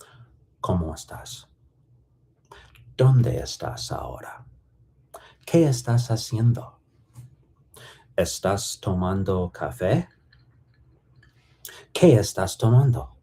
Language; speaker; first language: Spanish; non-native, fluent; English